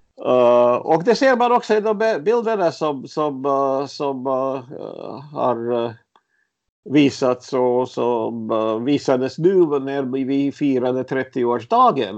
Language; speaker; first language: Swedish; early bilingual, other home language; Latvian